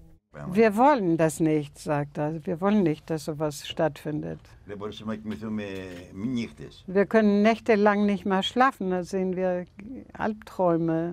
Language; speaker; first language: German; non-native, fluent; Greek